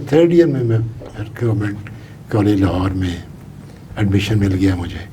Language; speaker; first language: Urdu; non-native, local second language; Punjabi